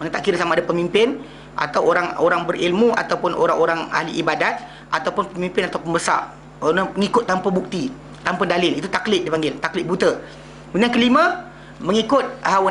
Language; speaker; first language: Malay; native; Malay